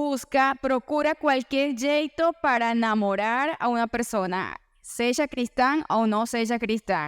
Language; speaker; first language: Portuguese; non-native, learner; Spanish